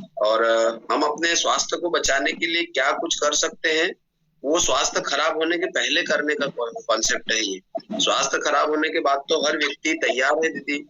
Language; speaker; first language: Hindi; native; Hindi